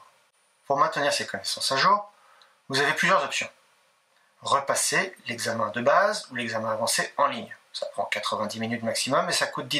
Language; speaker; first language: French; native; French